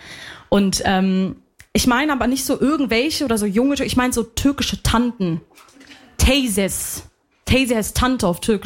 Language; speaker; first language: German; early bilingual, other home language; Arabic